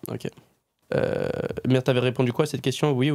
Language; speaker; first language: French; native; French